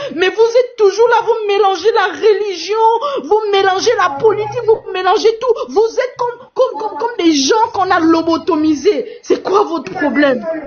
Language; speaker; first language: French; non-native, fluent; Portuguese